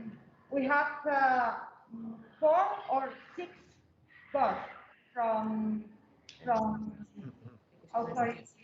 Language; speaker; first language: English; non-native, learner; Spanish